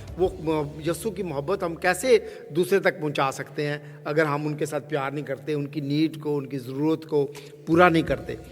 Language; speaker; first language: Urdu; native; Urdu